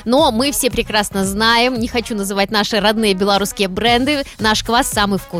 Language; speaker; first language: Russian; native; Russian